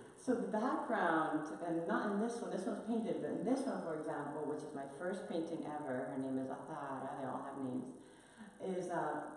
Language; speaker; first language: English; non-native, fluent; Spanish